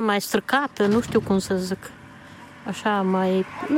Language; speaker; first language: Romanian; non-native, learner; French